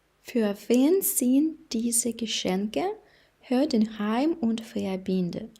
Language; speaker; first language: German; non-native, fluent; Ukrainian